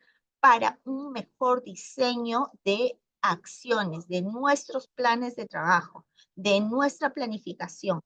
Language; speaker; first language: Spanish; native; Spanish